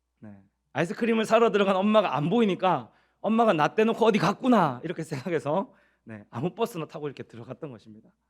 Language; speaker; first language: Korean; native; Korean